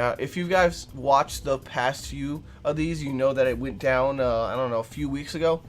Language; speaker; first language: English; native; English